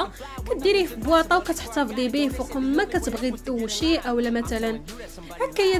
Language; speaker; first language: Arabic; native; Arabic